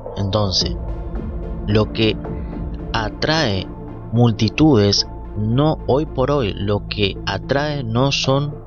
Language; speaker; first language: Spanish; native; Spanish